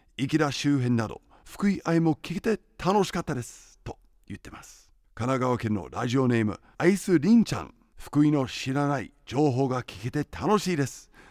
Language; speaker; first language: Japanese; non-native, fluent; English